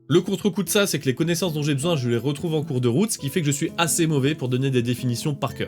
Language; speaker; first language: French; native; French